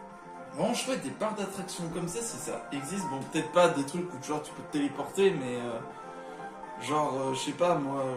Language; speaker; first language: French; native; French